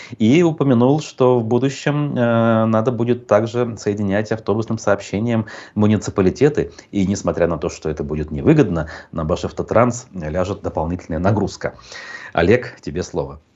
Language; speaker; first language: Russian; native; Russian